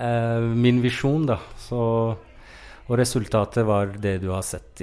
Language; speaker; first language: Norwegian; non-native, fluent; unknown